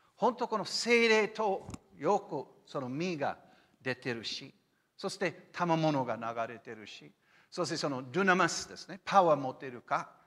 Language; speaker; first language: Japanese; non-native, fluent; English